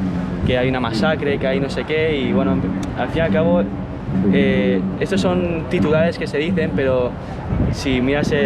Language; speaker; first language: Spanish; native; Spanish